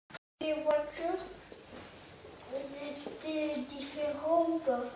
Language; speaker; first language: French; native; French